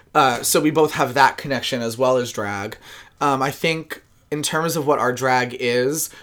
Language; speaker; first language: English; native; English